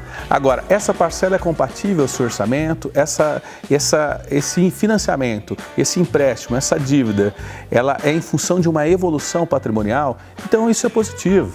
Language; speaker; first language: Portuguese; native; Portuguese